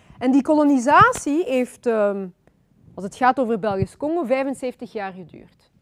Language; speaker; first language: Dutch; early bilingual, other home language; Lingala